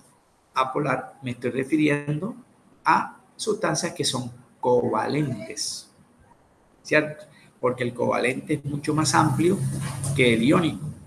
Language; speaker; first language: Spanish; native; Spanish